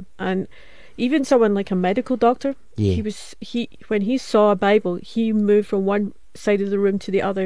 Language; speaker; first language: English; native; English